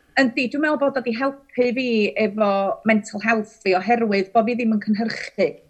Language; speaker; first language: Welsh; native; Welsh